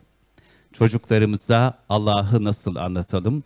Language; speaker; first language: Turkish; native; Turkish